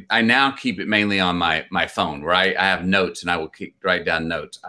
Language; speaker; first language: English; native; English